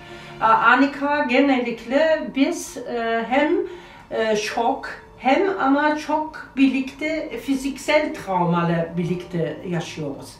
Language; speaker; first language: Turkish; non-native, learner; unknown